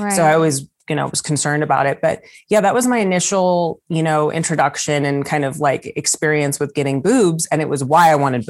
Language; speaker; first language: English; native; English